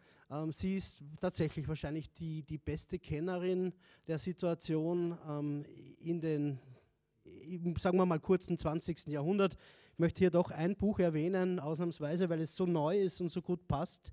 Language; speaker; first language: German; native; German